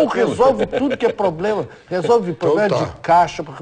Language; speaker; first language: Portuguese; native; Portuguese